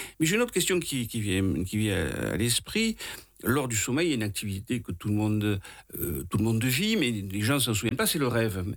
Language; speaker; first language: French; native; French